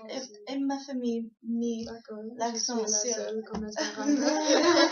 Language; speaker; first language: French; non-native, learner; English